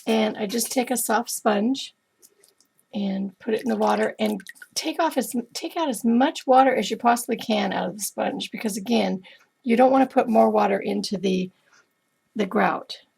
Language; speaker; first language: English; native; English